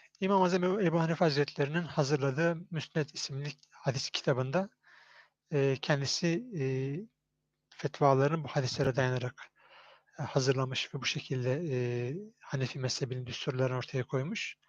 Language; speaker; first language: Turkish; native; Turkish